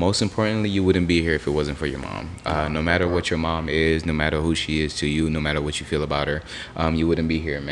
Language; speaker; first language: English; native; English